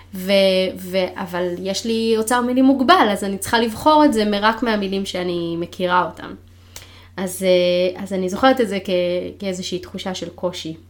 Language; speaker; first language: Hebrew; native; Hebrew